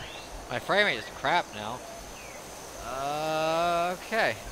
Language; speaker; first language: English; native; English